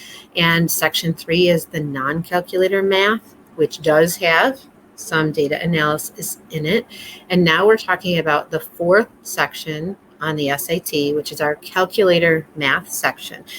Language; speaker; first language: English; native; English